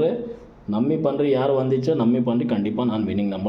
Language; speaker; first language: Tamil; non-native, learner; Kannada